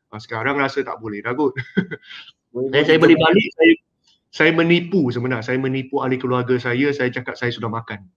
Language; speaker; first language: Malay; non-native, local second language; Chinese